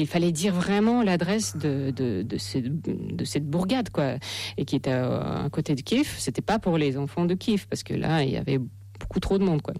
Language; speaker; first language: French; non-native, fluent; Russian